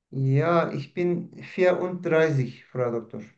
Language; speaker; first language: German; non-native, learner; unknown